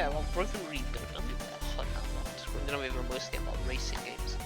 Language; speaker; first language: Welsh; non-native, local second language; English